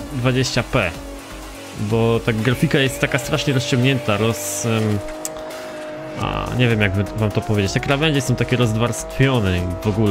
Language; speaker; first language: Polish; native; Polish